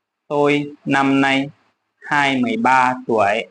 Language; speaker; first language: Vietnamese; non-native, learner; Lao